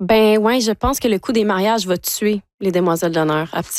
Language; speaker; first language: French; native; French